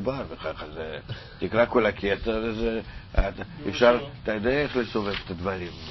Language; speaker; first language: Hebrew; non-native, fluent; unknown